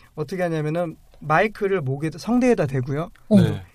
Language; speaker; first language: Korean; native; Korean